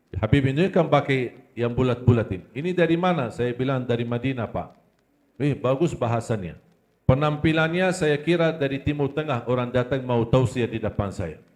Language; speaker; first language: Malay; non-native, fluent; Arabic